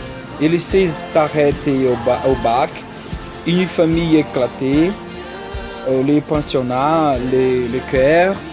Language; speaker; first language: French; non-native, learner; Portuguese